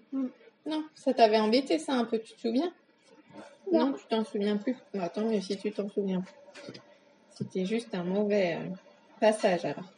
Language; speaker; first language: French; native; French